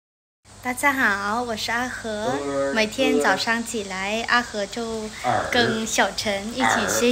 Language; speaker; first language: Chinese; non-native, fluent; Vietnamese